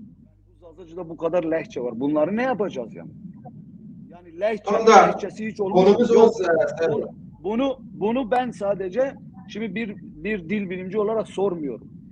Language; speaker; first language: Turkish; non-native, local second language; Zaza